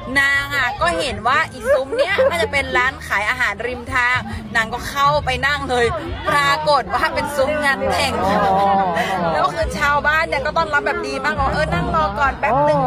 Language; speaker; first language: Thai; native; Thai